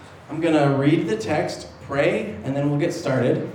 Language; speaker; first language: English; native; English